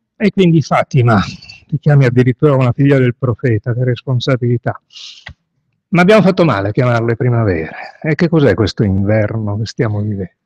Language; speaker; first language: Italian; native; Italian